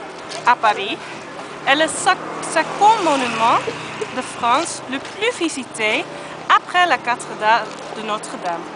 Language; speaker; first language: French; non-native, learner; Dutch